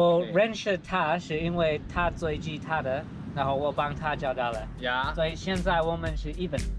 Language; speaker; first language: Chinese; non-native, learner; English